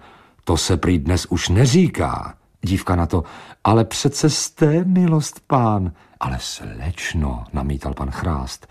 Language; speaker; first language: Czech; native; Czech